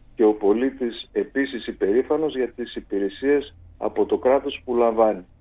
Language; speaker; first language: Greek; native; Greek